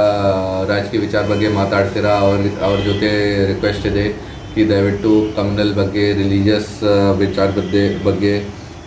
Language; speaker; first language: Kannada; non-native, fluent; Hindi